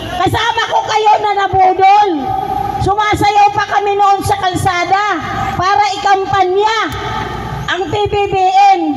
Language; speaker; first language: Filipino; non-native, local second language; Waray